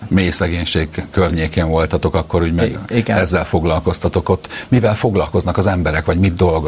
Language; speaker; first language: Hungarian; native; Hungarian